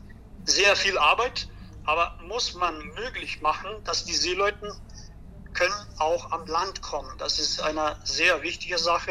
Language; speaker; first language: German; non-native, learner; Portuguese